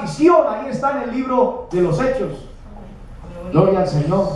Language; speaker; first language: Spanish; native; Spanish